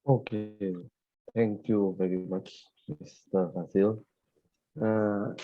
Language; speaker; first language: English; non-native, fluent; Indonesian